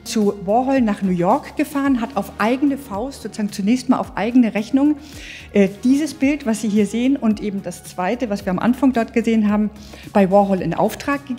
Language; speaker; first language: German; native; German